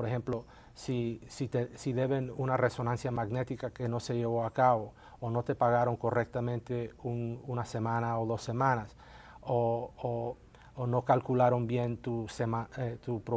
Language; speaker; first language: Spanish; native; Spanish